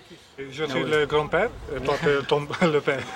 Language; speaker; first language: French; native; French